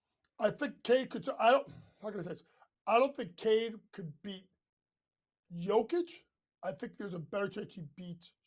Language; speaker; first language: English; native; English